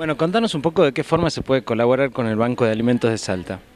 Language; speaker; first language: Spanish; native; Spanish